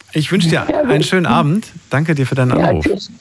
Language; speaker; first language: German; native; German